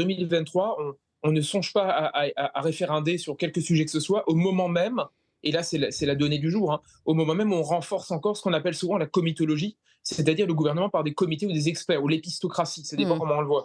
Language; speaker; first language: French; native; French